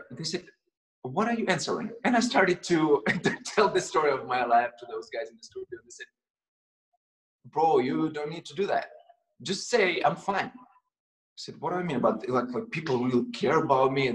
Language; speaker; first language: English; non-native, fluent; Russian